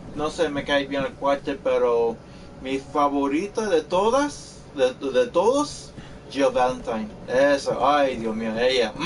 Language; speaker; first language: Spanish; early bilingual, heritage; Spanish